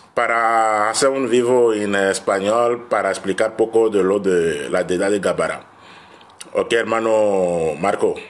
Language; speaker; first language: Spanish; non-native, fluent; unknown